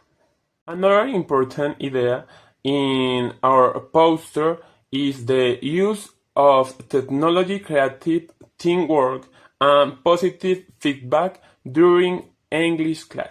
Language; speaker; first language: English; non-native, fluent; Spanish